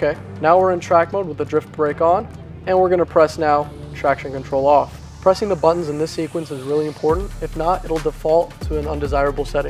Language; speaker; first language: English; native; English